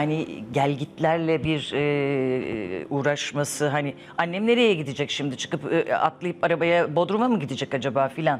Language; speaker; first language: Turkish; native; Turkish